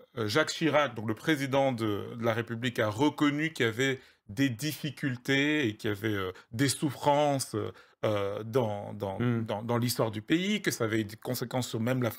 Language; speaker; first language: French; native; French